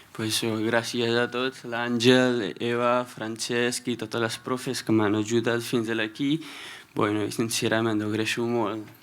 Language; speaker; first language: Catalan; non-native, fluent; Punjabi